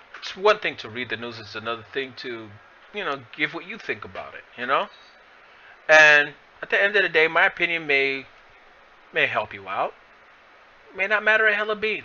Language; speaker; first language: English; native; English